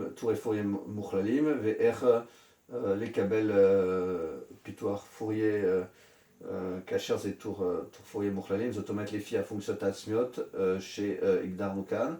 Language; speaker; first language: Hebrew; non-native, fluent; French